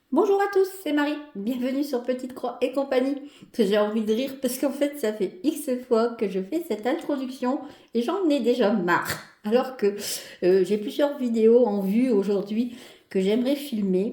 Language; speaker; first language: French; native; French